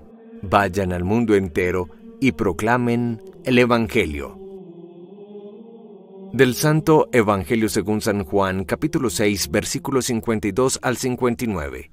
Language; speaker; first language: Spanish; native; Spanish